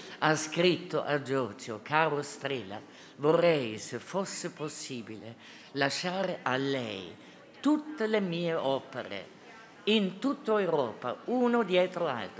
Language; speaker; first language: Italian; non-native, fluent; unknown